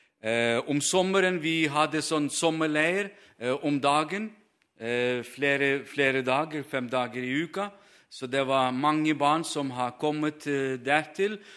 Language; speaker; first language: Norwegian; non-native, fluent; Ukrainian